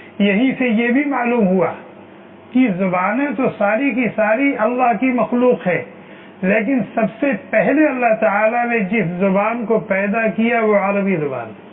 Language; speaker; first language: Urdu; native; Urdu